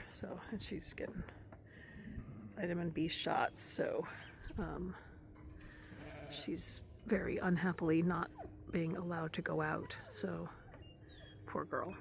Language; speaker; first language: English; native; English